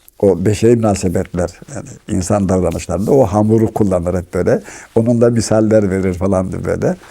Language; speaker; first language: Turkish; native; Turkish